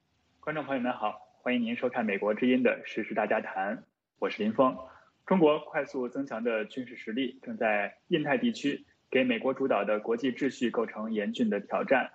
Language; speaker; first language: Chinese; native; Chinese